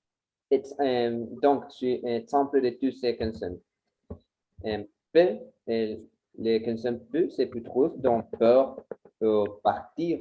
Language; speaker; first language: French; non-native, learner; Spanish